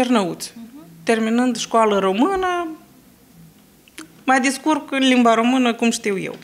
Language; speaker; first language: Romanian; early bilingual, heritage; Romanian